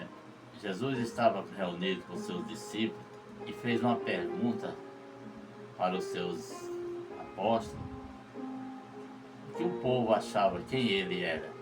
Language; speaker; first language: Portuguese; native; Portuguese